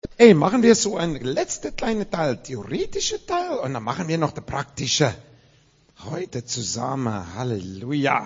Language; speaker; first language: German; non-native, fluent; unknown